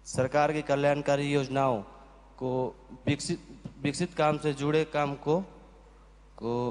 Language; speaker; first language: Hindi; native; Hindi